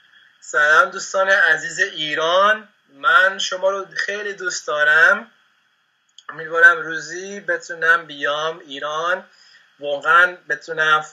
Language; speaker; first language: Persian; non-native, fluent; Spanish